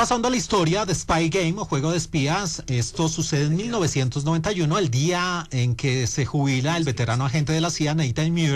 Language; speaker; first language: Spanish; native; Spanish